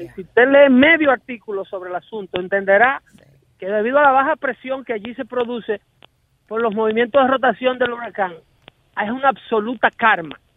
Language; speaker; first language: Spanish; native; Spanish